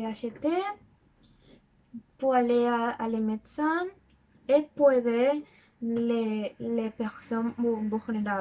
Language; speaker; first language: French; non-native, learner; Spanish